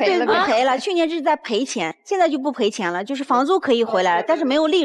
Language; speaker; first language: Chinese; native; Chinese